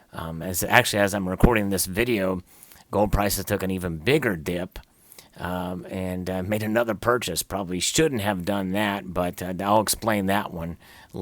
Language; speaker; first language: English; native; English